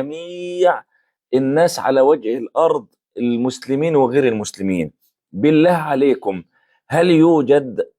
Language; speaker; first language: Arabic; native; Arabic